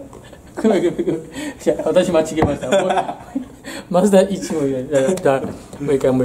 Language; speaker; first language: Japanese; non-native, learner; French